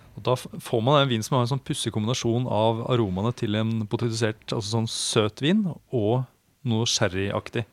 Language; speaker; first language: Norwegian; native; Norwegian